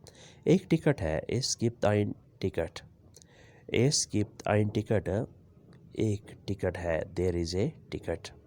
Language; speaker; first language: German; non-native, learner; Urdu